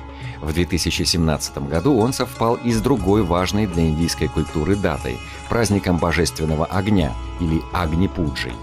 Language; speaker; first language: Russian; native; Russian